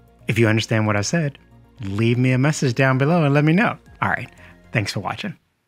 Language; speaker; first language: English; native; English